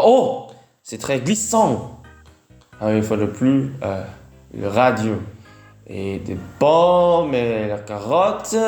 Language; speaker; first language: French; non-native, learner; Vietnamese